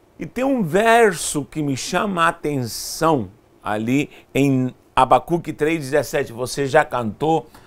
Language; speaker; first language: Portuguese; non-native, fluent; Spanish